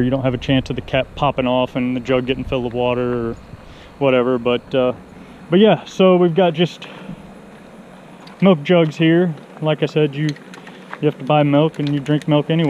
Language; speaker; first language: English; native; English